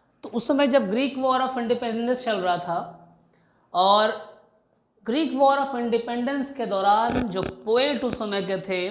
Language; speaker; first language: Hindi; native; Hindi